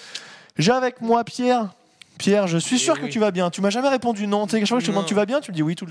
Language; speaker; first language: French; native; French